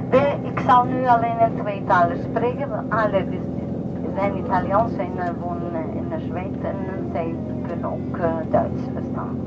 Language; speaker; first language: Dutch; non-native, learner; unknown